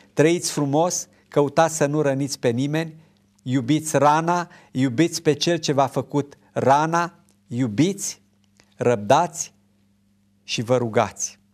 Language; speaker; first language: Romanian; native; Romanian